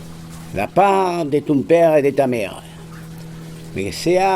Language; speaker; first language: French; non-native, fluent; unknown